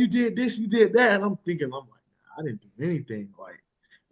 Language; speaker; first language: English; native; English